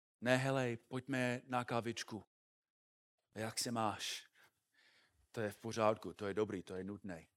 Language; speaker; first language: Czech; non-native, fluent; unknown